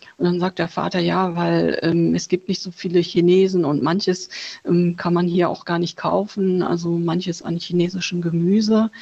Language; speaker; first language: German; early bilingual, other home language; Chinese